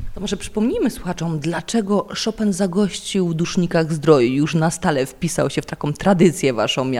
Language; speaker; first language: Polish; native; Polish